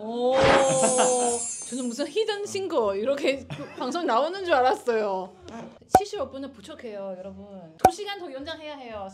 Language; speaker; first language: Korean; non-native, fluent; Chinese